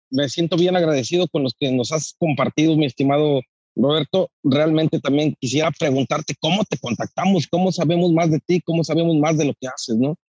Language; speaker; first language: Spanish; native; Spanish